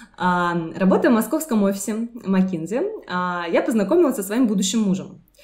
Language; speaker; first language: Russian; native; Russian